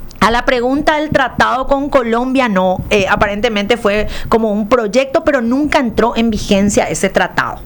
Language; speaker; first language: Spanish; native; Spanish